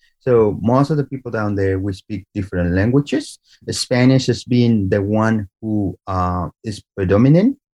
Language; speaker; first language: English; non-native, fluent; Spanish